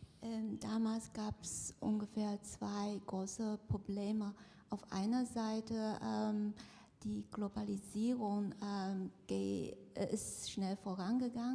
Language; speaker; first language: German; non-native, fluent; Chinese